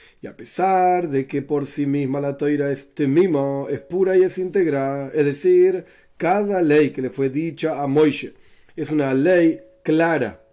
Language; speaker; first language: Spanish; native; Spanish